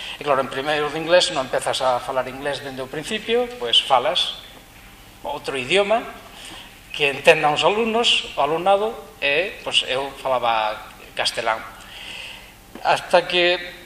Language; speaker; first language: Galician; non-native, local second language; Spanish